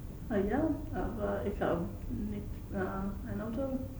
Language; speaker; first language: German; non-native, learner; English